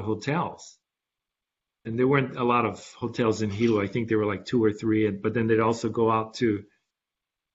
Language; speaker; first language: English; native; English